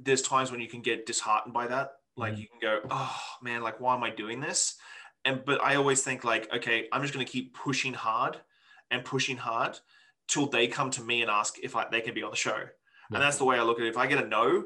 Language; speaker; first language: English; native; English